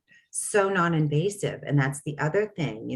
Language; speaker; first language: English; native; English